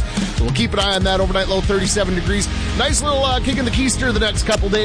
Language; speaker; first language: English; native; English